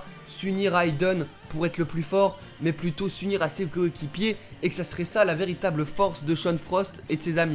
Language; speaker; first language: French; native; French